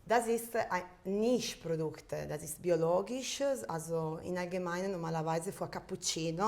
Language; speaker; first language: German; non-native, fluent; Italian